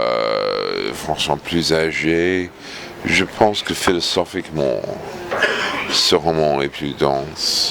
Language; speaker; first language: French; non-native, fluent; English